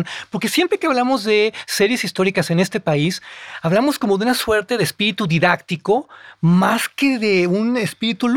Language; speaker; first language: Spanish; native; Spanish